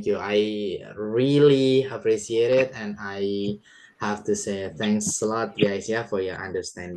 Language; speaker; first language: English; non-native, fluent; Indonesian